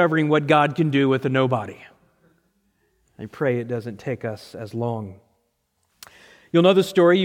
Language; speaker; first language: English; native; English